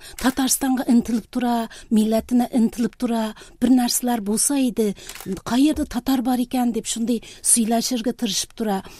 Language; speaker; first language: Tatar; early bilingual, heritage; Tatar